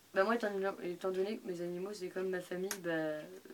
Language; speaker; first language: French; native; French